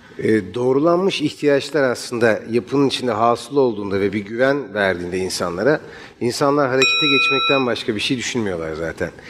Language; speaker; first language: Turkish; native; Turkish